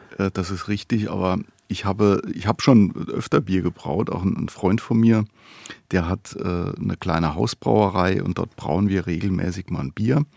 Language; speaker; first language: German; native; German